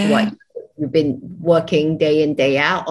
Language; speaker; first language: English; non-native, local second language; Chinese